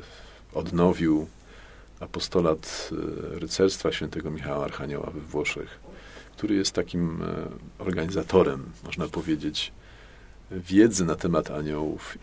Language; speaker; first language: Polish; native; Polish